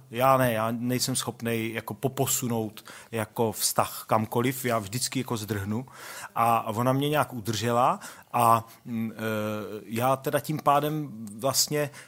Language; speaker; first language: Czech; native; Czech